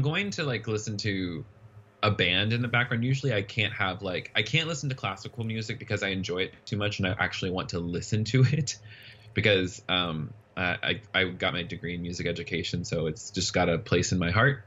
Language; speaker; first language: English; native; English